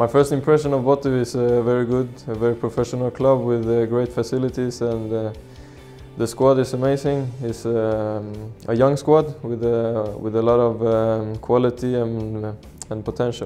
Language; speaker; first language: English; non-native, fluent; Swedish